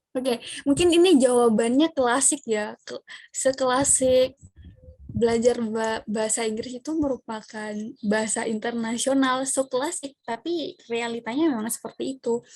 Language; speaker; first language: Indonesian; non-native, local second language; Madurese